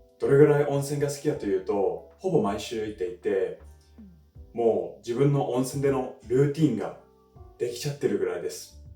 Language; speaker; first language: Japanese; non-native, fluent; English